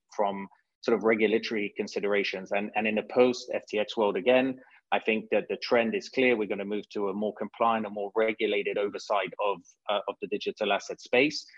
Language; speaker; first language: English; non-native, fluent; French